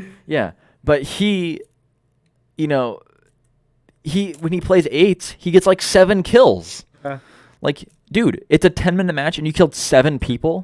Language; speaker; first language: English; native; English